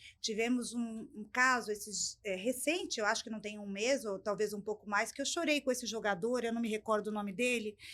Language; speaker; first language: Portuguese; native; Portuguese